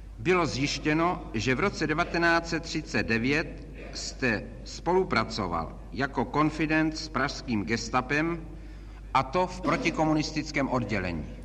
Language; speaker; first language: Czech; native; Czech